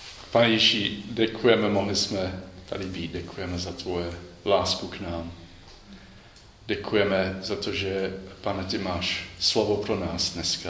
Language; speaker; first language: Czech; non-native, learner; English